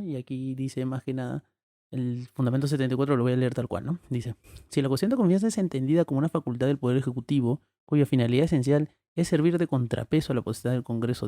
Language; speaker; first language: Spanish; native; Spanish